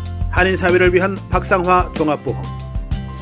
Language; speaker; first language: Korean; native; Korean